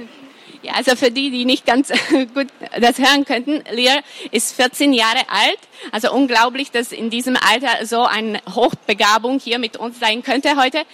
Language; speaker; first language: German; non-native, fluent; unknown